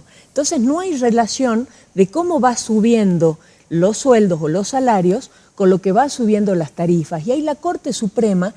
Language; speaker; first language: Spanish; native; Spanish